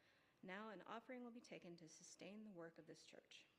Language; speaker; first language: English; native; English